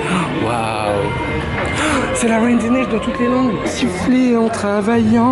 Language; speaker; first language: French; native; French